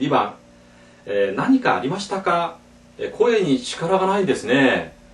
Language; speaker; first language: Japanese; non-native, fluent; Korean